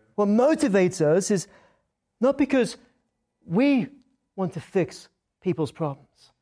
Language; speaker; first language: English; native; English